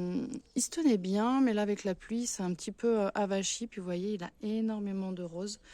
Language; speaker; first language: French; native; French